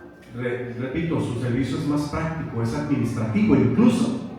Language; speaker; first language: Spanish; native; Spanish